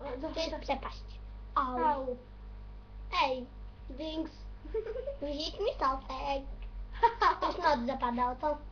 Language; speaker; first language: Polish; native; Polish